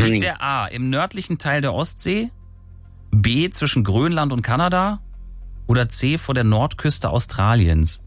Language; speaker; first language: German; native; German